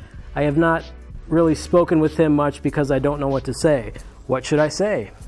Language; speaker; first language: English; native; English